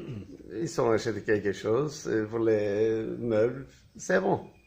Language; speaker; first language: French; non-native, learner; Turkish